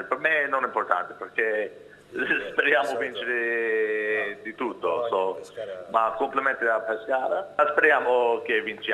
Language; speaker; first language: Italian; non-native, learner; English